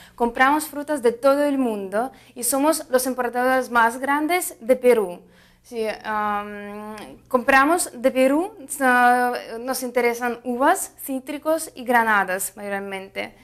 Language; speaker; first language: Spanish; non-native, fluent; Russian